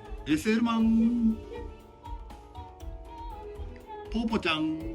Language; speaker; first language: Japanese; native; Japanese